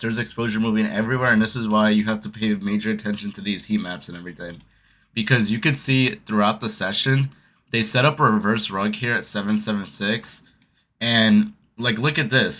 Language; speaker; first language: English; native; English